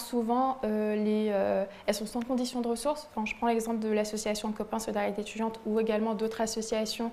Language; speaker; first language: French; native; French